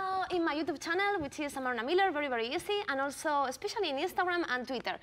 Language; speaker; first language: English; non-native, fluent; Spanish